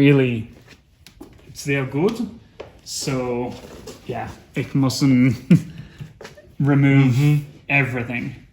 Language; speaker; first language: German; non-native, learner; English